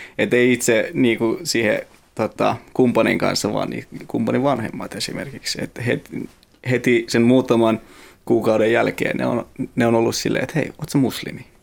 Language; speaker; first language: Finnish; early bilingual, other home language; Persian